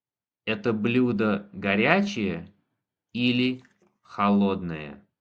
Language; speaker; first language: Russian; non-native, fluent; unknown